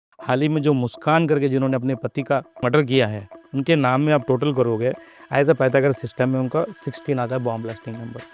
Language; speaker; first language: Hindi; non-native, local second language; Telugu